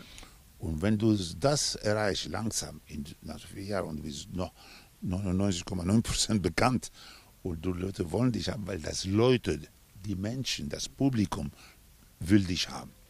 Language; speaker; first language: German; non-native, fluent; Spanish